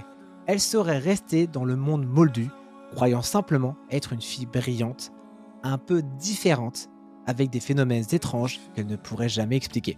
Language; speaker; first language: French; native; French